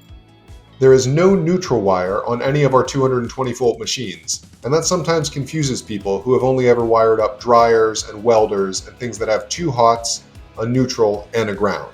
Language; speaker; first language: English; native; English